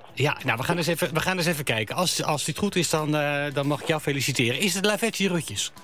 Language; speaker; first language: Dutch; native; Dutch